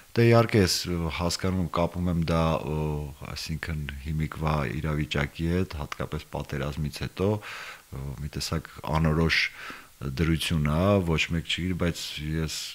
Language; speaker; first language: Armenian; native; Armenian